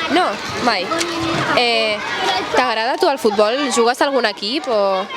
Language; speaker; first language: Catalan; native; Catalan